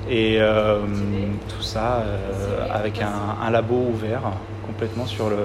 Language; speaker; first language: French; native; French